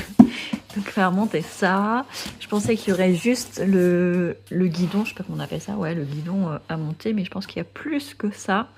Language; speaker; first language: French; native; French